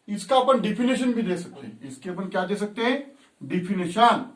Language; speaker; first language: Hindi; non-native, local second language; Marathi